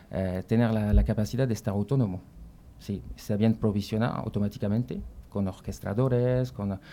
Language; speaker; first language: Spanish; non-native, fluent; French